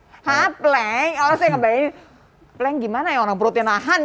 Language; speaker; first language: Indonesian; native; Indonesian